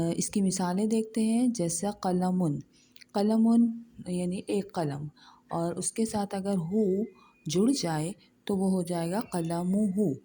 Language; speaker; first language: Urdu; native; Urdu